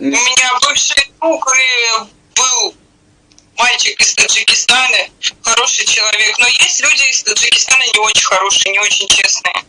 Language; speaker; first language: Russian; native; Russian